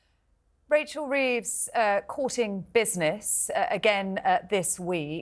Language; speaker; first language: English; native; English